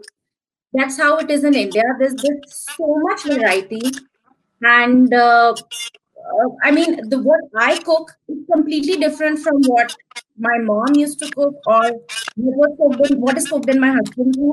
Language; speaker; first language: English; non-native, local second language; Hindi